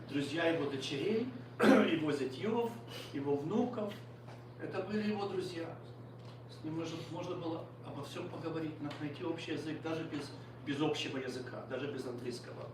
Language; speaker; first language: Russian; native; Russian